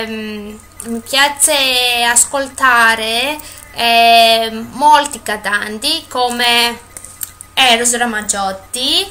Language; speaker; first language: Italian; non-native, learner; Greek